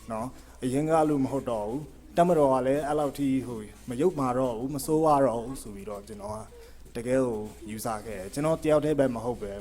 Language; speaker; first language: Burmese; non-native, fluent; English